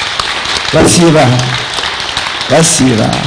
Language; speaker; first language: Russian; non-native, local second language; Tuvinian